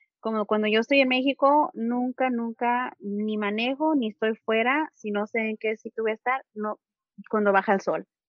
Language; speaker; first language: Spanish; early bilingual, heritage; Spanish